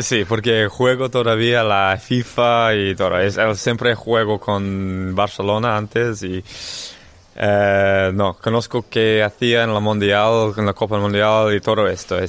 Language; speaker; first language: Spanish; non-native, learner; English